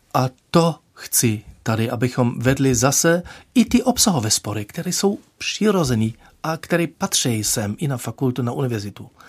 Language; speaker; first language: Czech; non-native, fluent; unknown